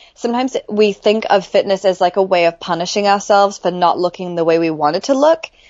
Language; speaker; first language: English; native; English